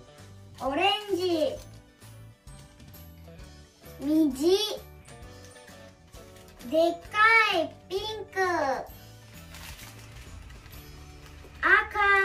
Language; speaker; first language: Japanese; early bilingual, other home language; Indonesian